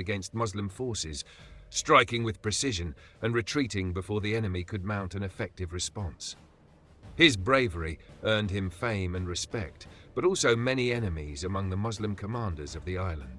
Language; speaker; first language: English; non-native, fluent; Italian